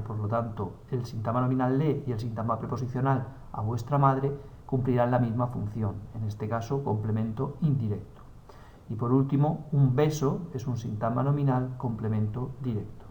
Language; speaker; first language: Spanish; native; Spanish